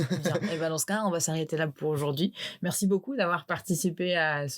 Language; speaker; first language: French; native; French